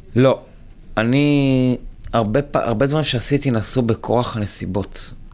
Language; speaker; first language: Hebrew; native; Hebrew